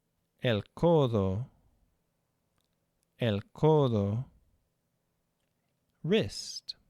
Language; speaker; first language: Spanish; non-native, fluent; English